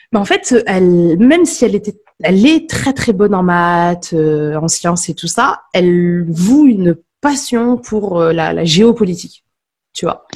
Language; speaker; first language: French; native; French